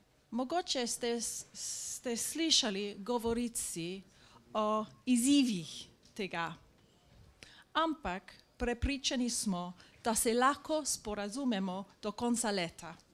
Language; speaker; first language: Slovenian; non-native, learner; English